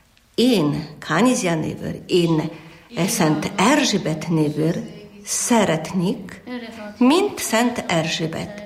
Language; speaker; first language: Hungarian; non-native, learner; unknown